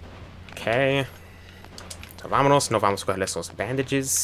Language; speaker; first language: Spanish; early bilingual, heritage; Spanish